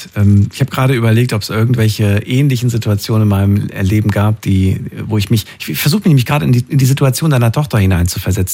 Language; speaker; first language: German; native; German